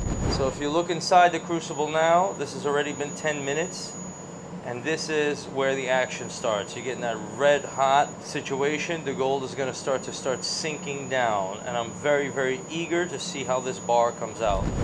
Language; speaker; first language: English; early bilingual, other home language; Russian